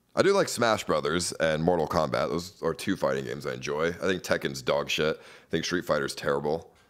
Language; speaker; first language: English; native; English